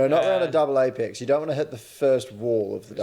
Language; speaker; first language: English; native; English